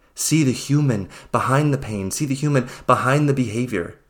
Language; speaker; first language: English; native; English